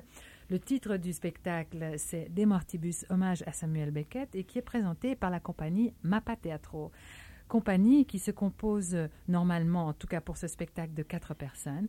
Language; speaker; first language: French; native; French